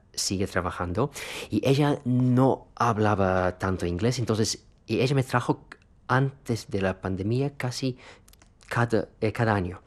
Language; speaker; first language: Spanish; non-native, fluent; Russian